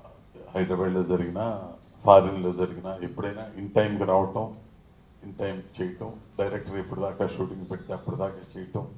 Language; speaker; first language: Telugu; native; Telugu